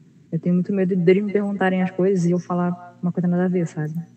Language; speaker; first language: Portuguese; native; Portuguese